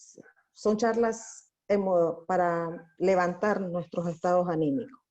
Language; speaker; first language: Spanish; native; Spanish